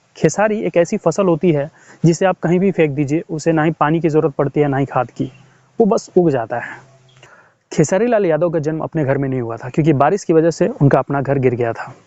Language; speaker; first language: Hindi; native; Hindi